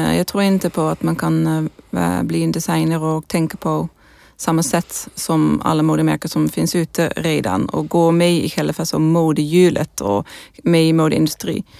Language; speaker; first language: Swedish; non-native, fluent; Dutch